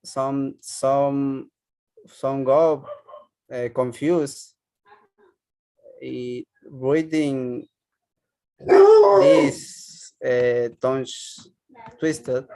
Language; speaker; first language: English; non-native, learner; Spanish